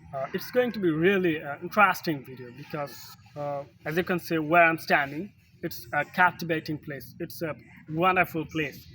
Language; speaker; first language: English; non-native, local second language; Bangla